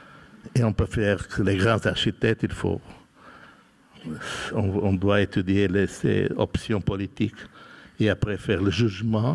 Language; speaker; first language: French; non-native, fluent; Portuguese